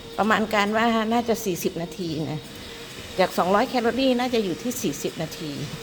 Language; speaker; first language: Thai; non-native, local second language; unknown